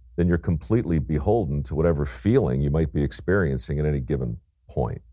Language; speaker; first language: English; native; English